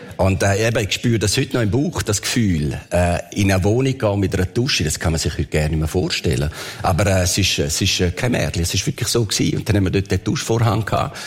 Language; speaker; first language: German; early bilingual, other home language; Italian